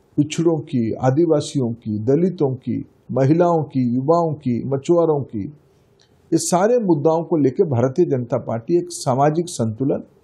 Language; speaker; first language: Hindi; non-native, local second language; Odia